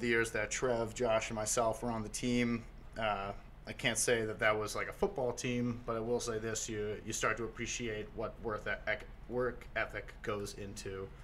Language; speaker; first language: English; native; English